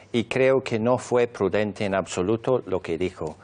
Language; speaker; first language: Spanish; non-native, fluent; English